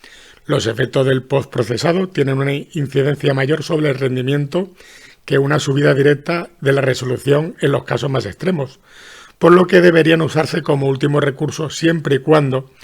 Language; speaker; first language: Spanish; native; Spanish